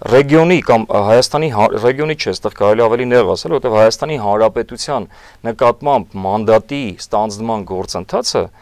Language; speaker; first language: Armenian; native; Armenian